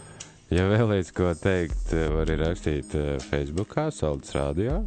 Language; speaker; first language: Latvian; native; Latvian